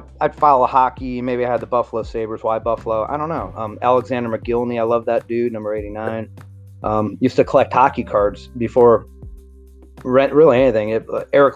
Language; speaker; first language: English; native; English